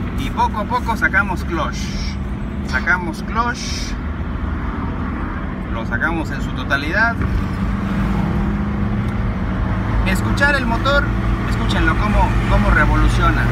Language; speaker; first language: Spanish; native; Spanish